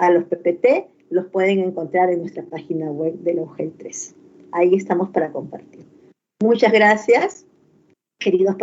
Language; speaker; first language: Spanish; native; Spanish